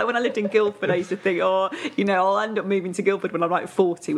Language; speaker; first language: English; native; English